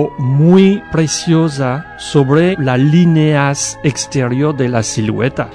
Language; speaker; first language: Spanish; non-native, learner; French